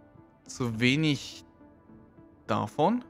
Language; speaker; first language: German; native; German